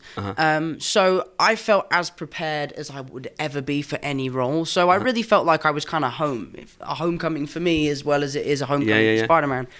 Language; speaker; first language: English; native; English